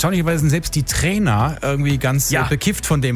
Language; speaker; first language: German; native; German